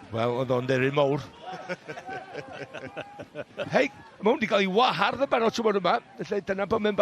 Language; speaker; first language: Welsh; native; Welsh